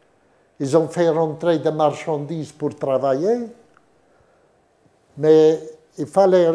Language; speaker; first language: French; non-native, fluent; Yiddish